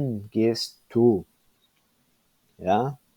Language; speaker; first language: German; non-native, fluent; Spanish